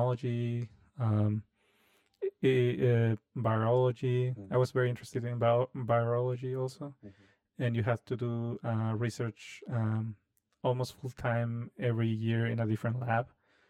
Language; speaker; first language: English; non-native, fluent; Spanish